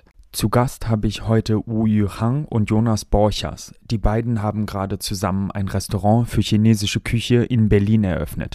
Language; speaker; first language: German; native; German